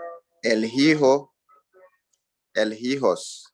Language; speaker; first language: Spanish; non-native, learner; French